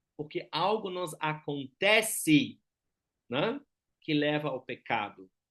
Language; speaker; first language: Portuguese; non-native, fluent; German